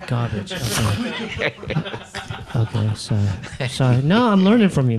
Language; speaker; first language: English; native; English